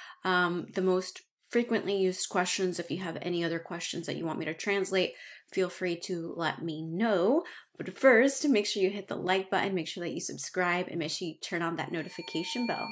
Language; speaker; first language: English; native; English